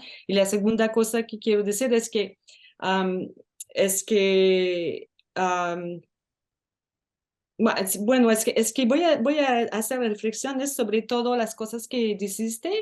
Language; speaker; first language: Spanish; non-native, learner; French